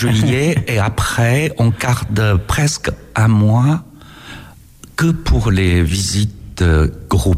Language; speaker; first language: French; non-native, fluent; Chinese